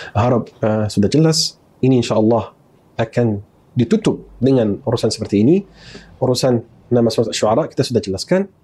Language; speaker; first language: Malay; non-native, fluent; Arabic